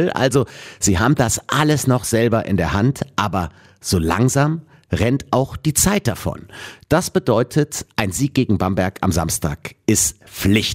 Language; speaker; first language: German; native; German